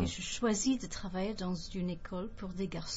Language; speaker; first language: French; non-native, fluent; English